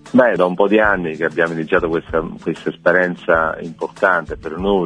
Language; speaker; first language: Italian; native; Italian